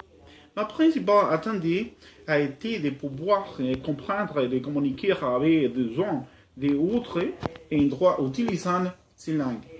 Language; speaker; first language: French; non-native, learner; Spanish